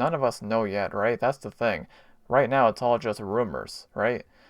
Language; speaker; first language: English; native; English